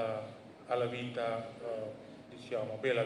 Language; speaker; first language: Italian; non-native, learner; Indonesian